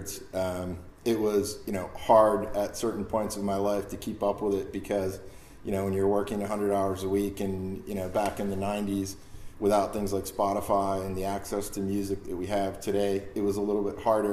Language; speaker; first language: English; native; English